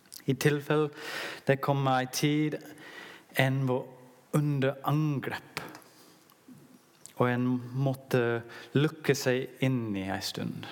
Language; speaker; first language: Norwegian; non-native, learner; English